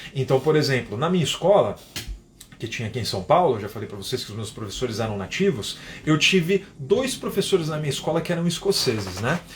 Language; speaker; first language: Portuguese; native; Portuguese